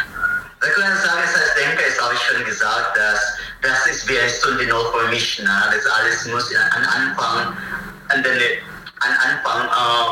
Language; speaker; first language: German; non-native, learner; Filipino